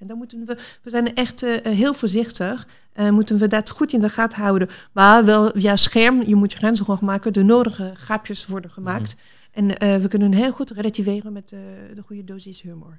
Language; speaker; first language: Dutch; non-native, fluent; French